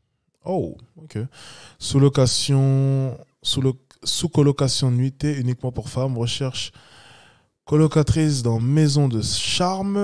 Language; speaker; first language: French; native; French